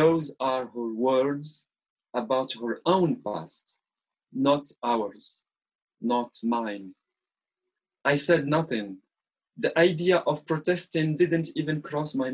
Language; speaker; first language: English; non-native, fluent; Arabic